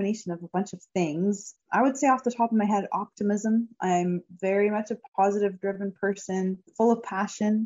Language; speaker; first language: English; native; English